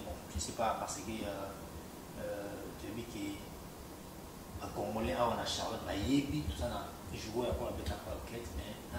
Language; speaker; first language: French; non-native, local second language; Lingala